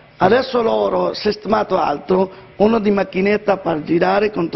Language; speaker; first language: Italian; non-native, learner; Punjabi